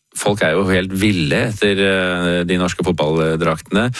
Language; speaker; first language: Norwegian; native; Norwegian